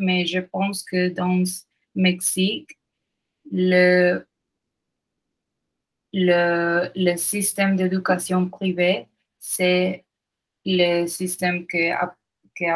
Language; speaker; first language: French; non-native, learner; Spanish